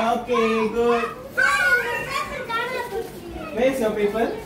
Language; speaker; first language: English; non-native, local second language; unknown